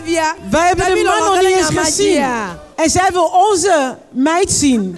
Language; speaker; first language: Dutch; non-native, fluent; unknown